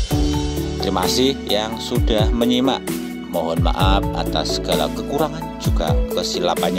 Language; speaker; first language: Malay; non-native, local second language; Javanese